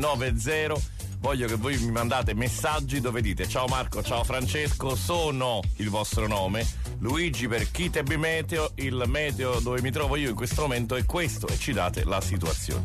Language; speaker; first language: Italian; native; Italian